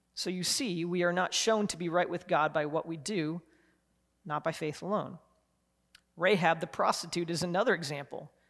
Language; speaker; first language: English; native; English